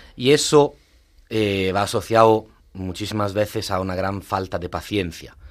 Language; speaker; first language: Spanish; non-native, fluent; Italian